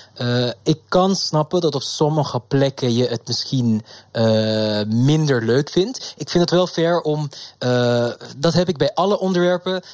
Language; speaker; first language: Dutch; non-native, local second language; Papiamento